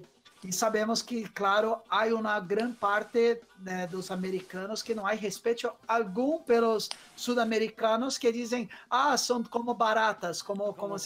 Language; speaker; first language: Spanish; non-native, fluent; Portuguese